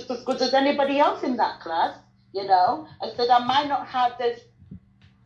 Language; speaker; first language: English; non-native, local second language; Krio